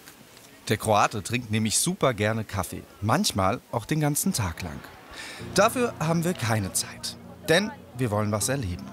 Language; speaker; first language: German; native; German